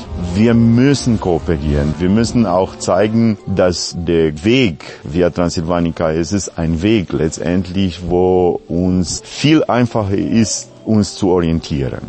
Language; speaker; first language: German; non-native, fluent; Romanian